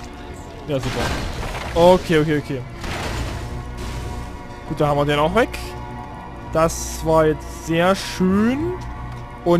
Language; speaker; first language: German; native; German